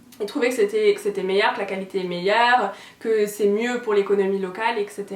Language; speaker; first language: French; native; French